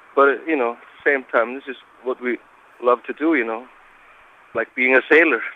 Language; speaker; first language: English; non-native, fluent; Icelandic